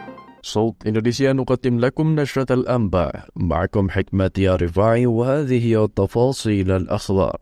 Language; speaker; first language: Arabic; non-native, fluent; Indonesian